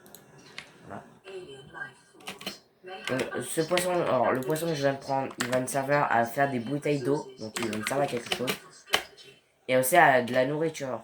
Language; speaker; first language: French; native; French